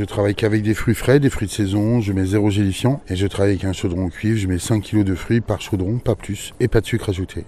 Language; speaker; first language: French; native; French